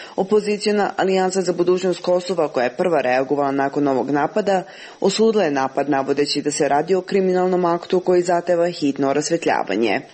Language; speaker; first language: Serbian; non-native, local second language; Albanian